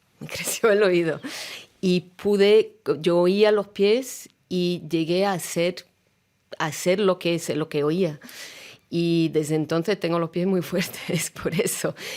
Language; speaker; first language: Spanish; non-native, fluent; Russian